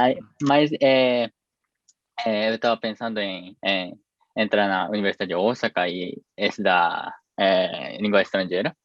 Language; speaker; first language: Portuguese; non-native, fluent; Japanese